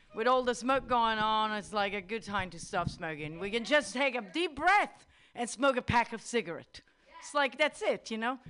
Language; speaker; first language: English; non-native, fluent; Italian